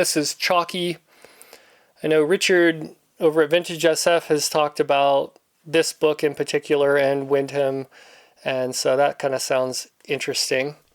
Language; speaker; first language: English; native; English